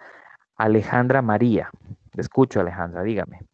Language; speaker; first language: Spanish; native; Spanish